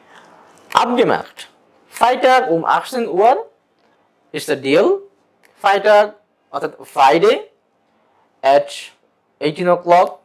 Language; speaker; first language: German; non-native, fluent; Bangla